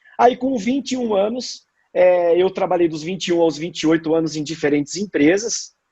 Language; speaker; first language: Portuguese; native; Portuguese